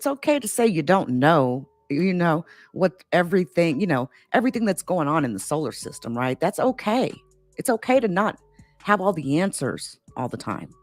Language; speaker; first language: English; native; English